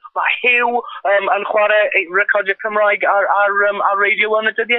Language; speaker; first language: Welsh; non-native, local second language; English